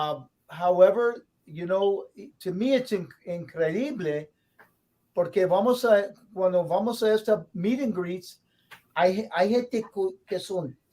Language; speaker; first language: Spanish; non-native, learner; English